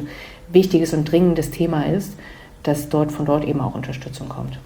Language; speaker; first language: German; native; German